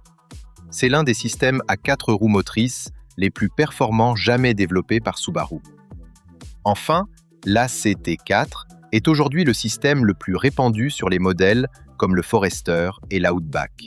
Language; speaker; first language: French; native; French